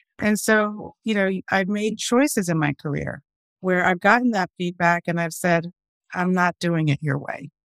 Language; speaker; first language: English; early bilingual, other home language; Spanish